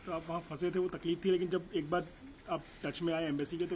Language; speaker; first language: Hindi; native; Hindi